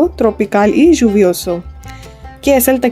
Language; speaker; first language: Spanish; non-native, learner; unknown